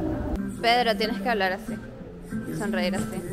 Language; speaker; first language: Spanish; native; Spanish